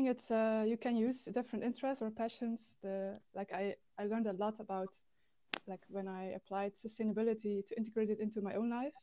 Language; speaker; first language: English; non-native, fluent; Dutch